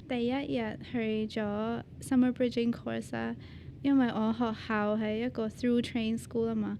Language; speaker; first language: Cantonese; early bilingual, other home language; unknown